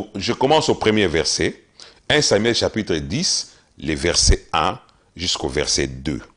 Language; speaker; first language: French; non-native, local second language; Lingala